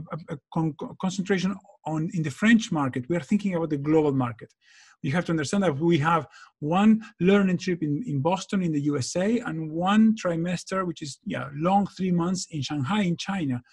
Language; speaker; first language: English; non-native, fluent; Spanish